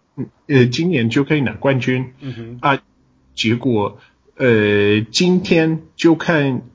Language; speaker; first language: Chinese; non-native, fluent; English